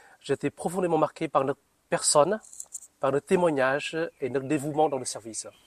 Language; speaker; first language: French; non-native, fluent; Vietnamese